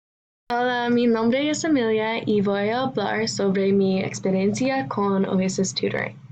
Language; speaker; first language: Spanish; non-native, learner; English